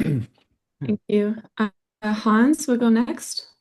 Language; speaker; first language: English; native; English